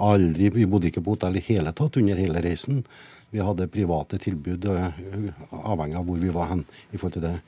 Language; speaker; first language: Norwegian; native; Norwegian